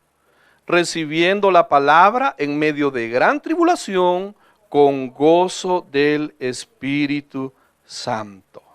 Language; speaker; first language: Spanish; native; Spanish